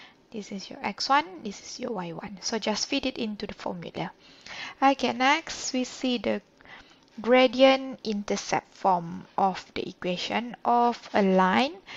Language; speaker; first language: English; non-native, local second language; Malay